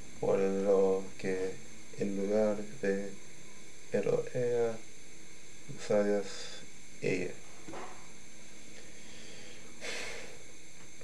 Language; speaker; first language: Spanish; non-native, learner; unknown